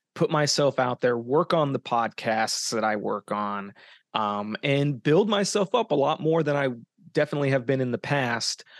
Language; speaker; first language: English; native; English